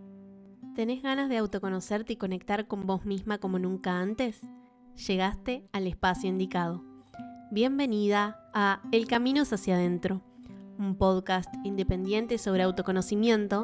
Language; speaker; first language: Spanish; native; Spanish